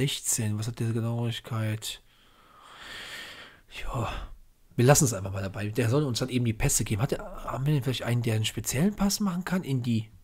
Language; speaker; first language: German; native; German